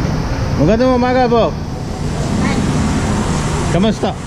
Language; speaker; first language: Filipino; non-native, learner; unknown